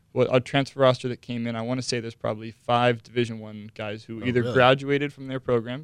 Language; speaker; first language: English; native; English